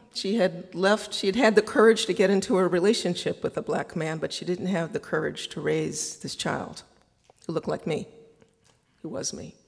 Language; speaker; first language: English; native; English